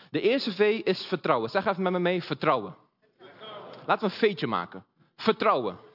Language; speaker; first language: Dutch; early bilingual, other home language; Portuguese